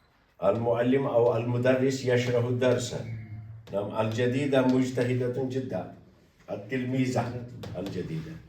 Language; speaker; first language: Arabic; non-native, fluent; Urdu